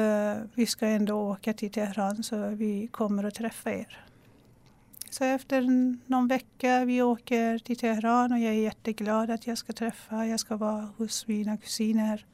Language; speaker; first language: Swedish; non-native, fluent; Persian